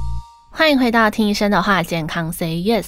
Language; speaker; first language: Chinese; native; Chinese